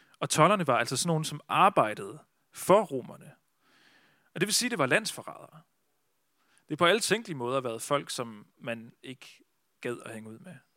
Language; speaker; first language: Danish; native; Danish